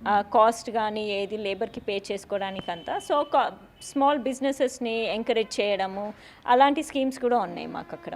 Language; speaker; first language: Telugu; native; Telugu